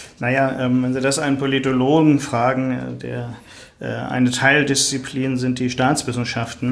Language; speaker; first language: German; native; German